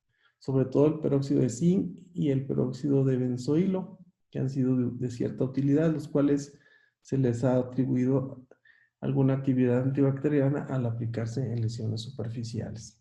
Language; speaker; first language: Spanish; native; Spanish